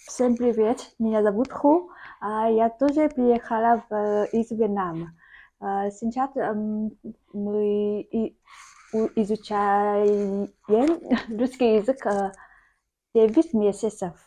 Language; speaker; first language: Russian; non-native, learner; Vietnamese